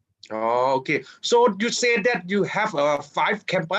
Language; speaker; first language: English; non-native, fluent; Thai